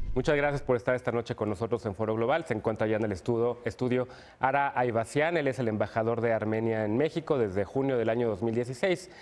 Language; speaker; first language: Spanish; native; Spanish